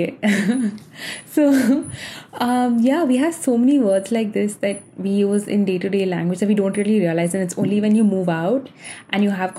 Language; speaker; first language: English; non-native, local second language; Malayalam